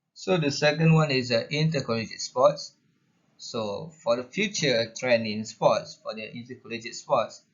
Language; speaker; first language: English; non-native, local second language; Malay